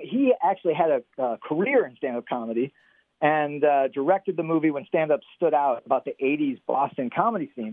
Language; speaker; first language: English; native; English